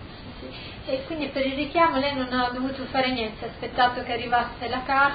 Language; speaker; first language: Italian; native; Italian